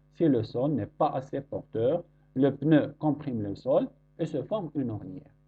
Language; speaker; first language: French; non-native, local second language; Arabic